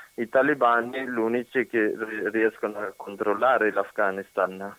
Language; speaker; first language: Italian; non-native, fluent; Persian